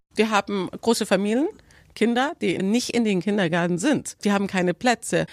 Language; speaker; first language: German; non-native, fluent; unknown